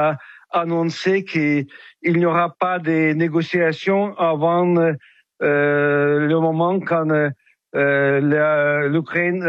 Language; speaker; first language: French; non-native, fluent; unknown